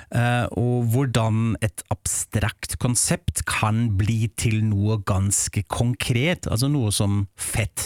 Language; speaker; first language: Norwegian; non-native, fluent; German